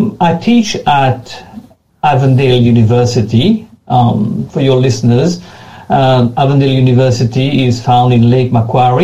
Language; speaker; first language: English; non-native, fluent; French